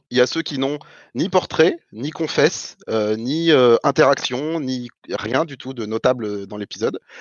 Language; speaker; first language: French; native; French